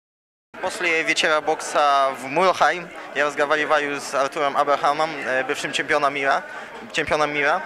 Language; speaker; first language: Russian; non-native, fluent; Polish